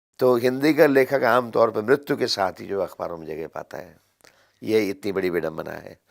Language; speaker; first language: Hindi; native; Hindi